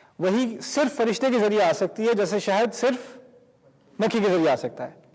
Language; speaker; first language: Urdu; early bilingual, heritage; Urdu